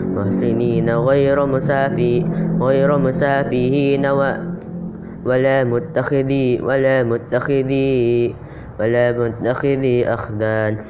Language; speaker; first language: Arabic; non-native, learner; Indonesian